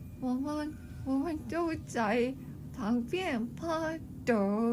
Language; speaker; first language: Chinese; non-native, learner; Korean